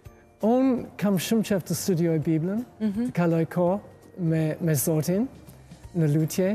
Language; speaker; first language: Albanian; non-native, learner; English